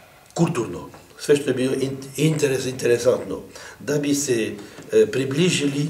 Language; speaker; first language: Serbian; non-native, fluent; French